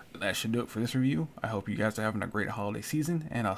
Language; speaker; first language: English; native; English